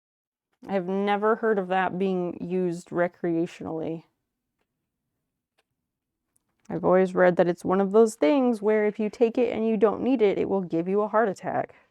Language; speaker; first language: English; native; English